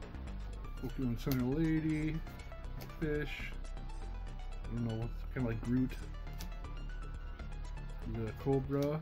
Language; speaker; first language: English; native; English